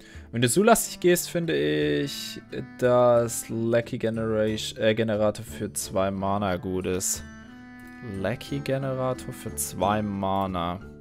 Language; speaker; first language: German; native; German